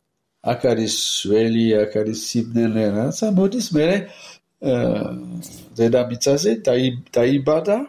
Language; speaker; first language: Georgian; non-native, learner; French